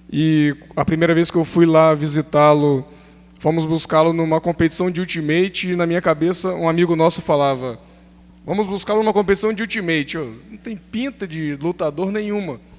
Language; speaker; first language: Portuguese; native; Portuguese